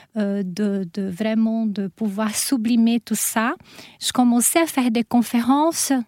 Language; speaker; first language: French; non-native, fluent; Portuguese